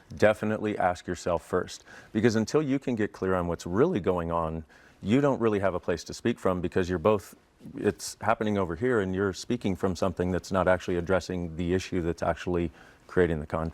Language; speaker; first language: English; native; English